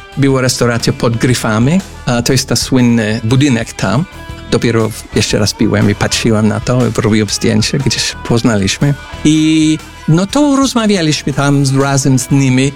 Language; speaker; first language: Polish; non-native, fluent; English